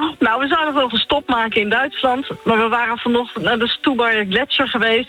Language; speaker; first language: Dutch; native; Dutch